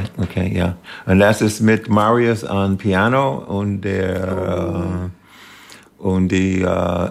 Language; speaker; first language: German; non-native, learner; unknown